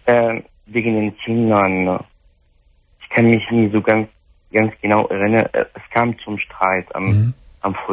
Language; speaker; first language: German; non-native, fluent; Arabic